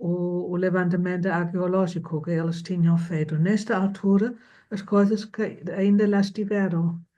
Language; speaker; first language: Portuguese; non-native, fluent; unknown